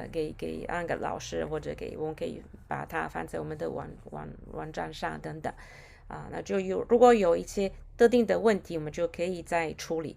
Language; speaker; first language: Chinese; non-native, fluent; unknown